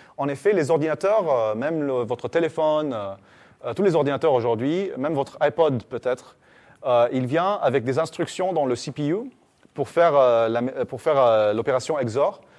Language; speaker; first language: French; native; French